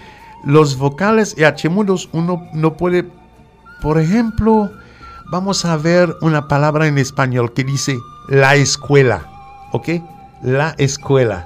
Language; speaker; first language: Spanish; non-native, fluent; French